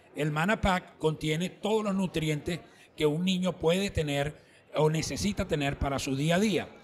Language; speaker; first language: Spanish; native; Spanish